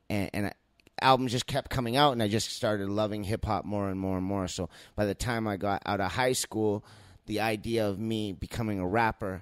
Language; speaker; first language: English; native; English